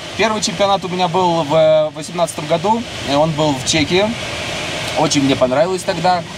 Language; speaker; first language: Russian; native; Russian